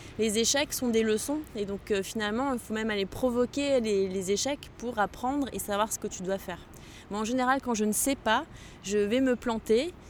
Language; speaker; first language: French; non-native, local second language; Arabic